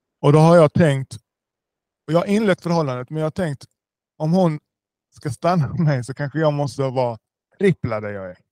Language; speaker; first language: Swedish; early bilingual, other home language; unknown